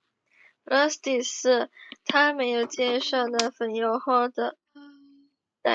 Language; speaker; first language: Chinese; non-native, fluent; Indonesian